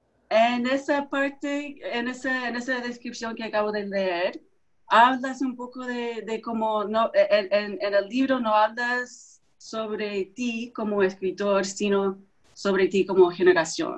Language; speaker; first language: Spanish; non-native, fluent; English